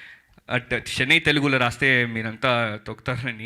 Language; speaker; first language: Telugu; early bilingual, heritage; Telugu